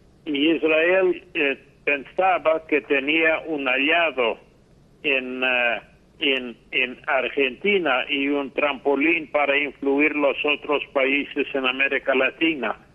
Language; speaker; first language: Spanish; non-native, fluent; English